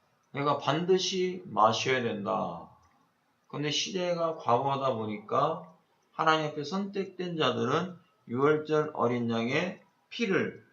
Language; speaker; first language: Korean; native; Korean